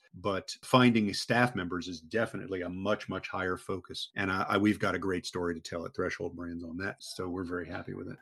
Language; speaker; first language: English; native; English